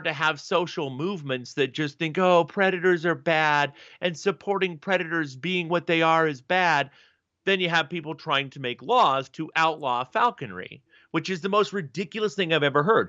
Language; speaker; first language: English; native; English